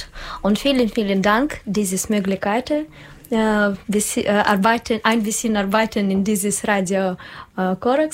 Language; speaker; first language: German; non-native, learner; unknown